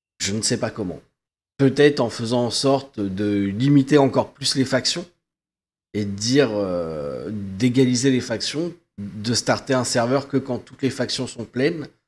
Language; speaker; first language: French; native; French